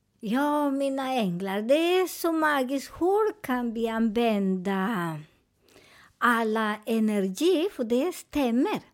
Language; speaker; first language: Swedish; non-native, fluent; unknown